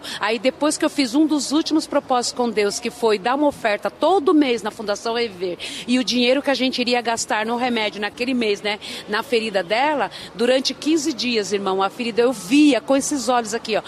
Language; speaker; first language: Portuguese; native; Portuguese